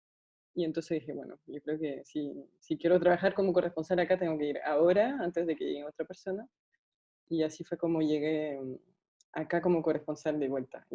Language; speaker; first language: Spanish; non-native, fluent; French